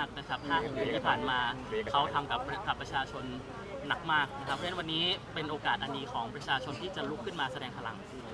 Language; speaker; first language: Thai; native; Thai